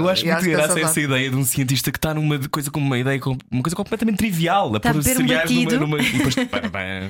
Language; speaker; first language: Portuguese; native; Portuguese